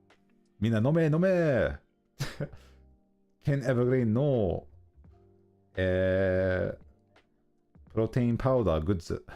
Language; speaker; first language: Japanese; non-native, learner; English